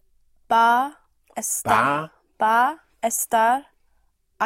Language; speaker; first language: Spanish; non-native, learner; English